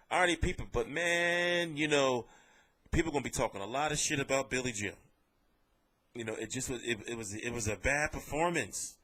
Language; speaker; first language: English; native; English